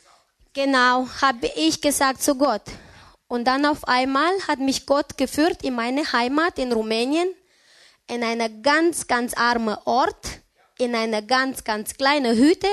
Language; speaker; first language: German; non-native, learner; Romanian